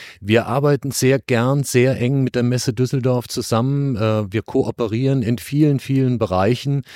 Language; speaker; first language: German; native; German